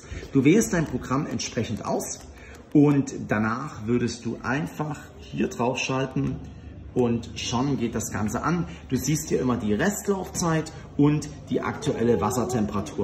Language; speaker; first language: German; native; German